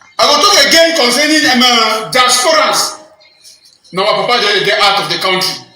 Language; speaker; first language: Nigerian Pidgin; native; Nigerian Pidgin